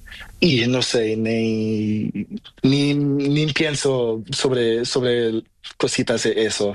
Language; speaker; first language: Spanish; non-native, local second language; Portuguese